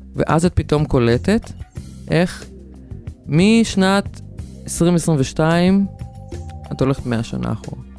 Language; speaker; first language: Hebrew; non-native, fluent; Lithuanian